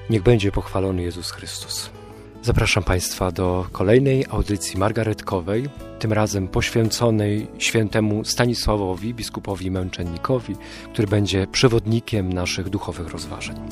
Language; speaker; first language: Polish; native; Polish